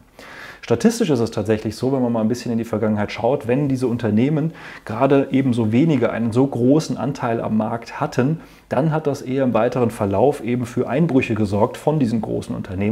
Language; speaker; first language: German; native; German